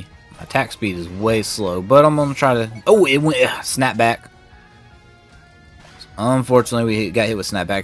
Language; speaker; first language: English; native; English